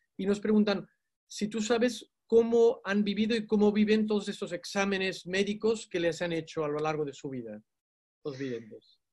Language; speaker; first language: Spanish; native; Spanish